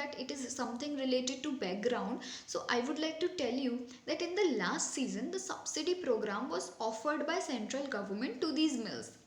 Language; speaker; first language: English; non-native, local second language; Hindi